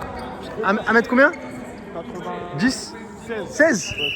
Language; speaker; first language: French; native; French